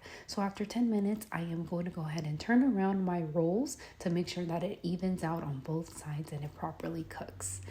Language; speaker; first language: English; early bilingual, other home language; Spanish